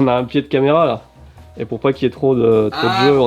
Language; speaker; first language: French; native; French